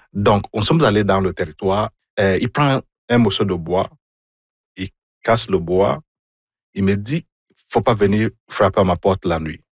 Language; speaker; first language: French; non-native, fluent; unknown